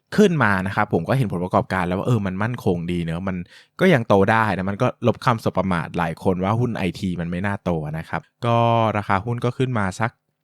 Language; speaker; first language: Thai; native; Thai